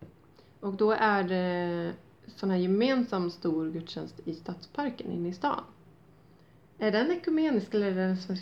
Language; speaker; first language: Swedish; native; Swedish